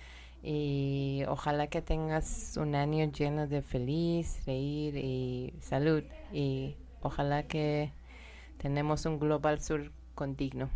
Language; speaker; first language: Spanish; non-native, learner; Persian